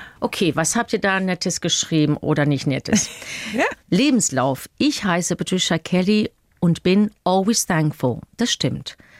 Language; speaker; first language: German; non-native, fluent; English